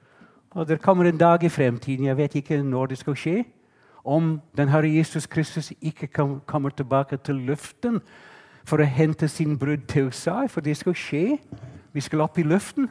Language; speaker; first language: Norwegian; non-native, fluent; English